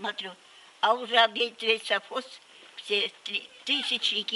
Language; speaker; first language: Russian; native; Russian